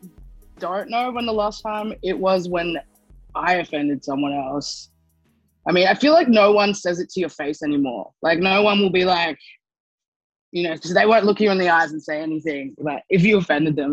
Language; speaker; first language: English; native; English